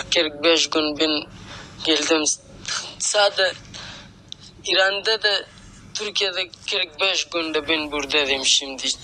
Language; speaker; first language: Turkish; non-native, learner; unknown